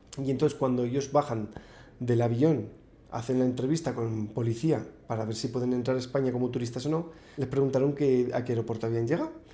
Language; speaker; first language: Spanish; native; Spanish